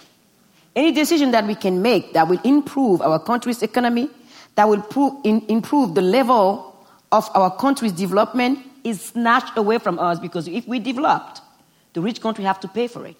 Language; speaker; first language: English; non-native, fluent; Fon